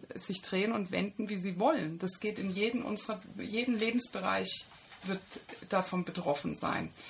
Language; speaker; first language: German; native; German